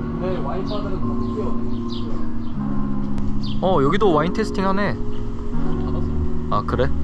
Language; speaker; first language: Korean; native; Korean